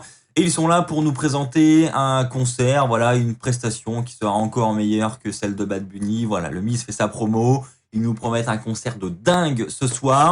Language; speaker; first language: French; native; French